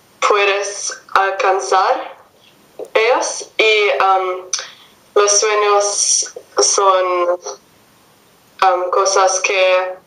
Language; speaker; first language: Spanish; non-native, learner; English